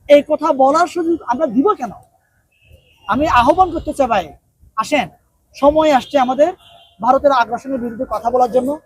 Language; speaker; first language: Bangla; non-native, local second language; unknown